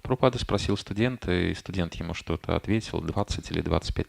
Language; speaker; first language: Russian; native; Russian